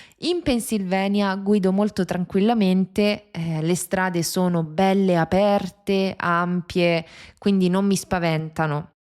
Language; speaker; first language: Italian; native; Italian